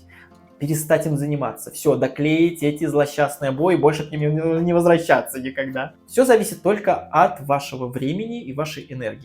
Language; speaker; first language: Russian; native; Russian